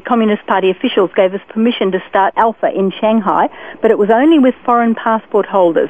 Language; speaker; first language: English; native; English